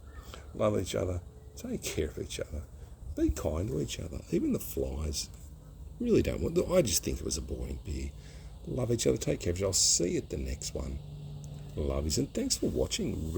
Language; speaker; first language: English; native; English